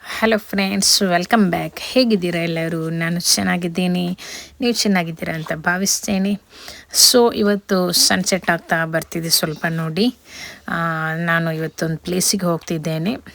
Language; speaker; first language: Kannada; non-native, local second language; Malayalam